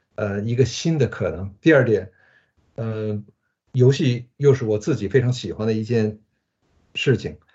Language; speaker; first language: Chinese; early bilingual, other home language; Japanese